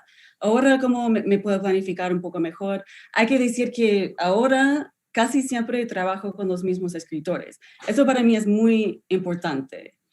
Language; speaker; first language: Spanish; non-native, fluent; English